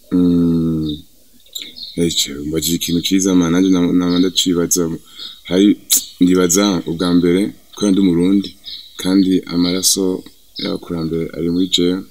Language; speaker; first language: Rundi; early bilingual, heritage; Rundi